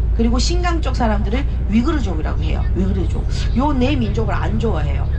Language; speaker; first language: Korean; early bilingual, heritage; Korean